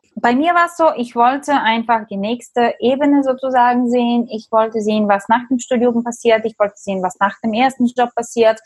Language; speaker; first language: German; non-native, fluent; Bulgarian